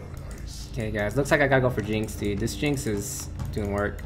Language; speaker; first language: English; native; English